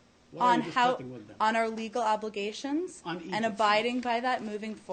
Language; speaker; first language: English; native; English